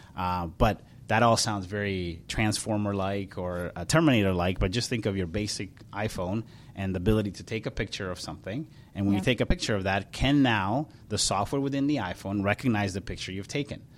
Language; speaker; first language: English; early bilingual, other home language; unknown